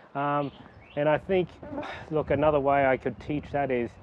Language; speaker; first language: English; native; English